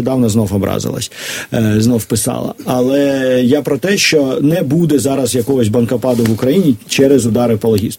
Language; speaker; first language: Ukrainian; native; Ukrainian